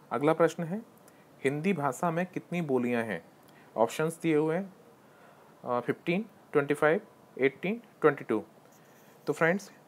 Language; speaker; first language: Hindi; native; Hindi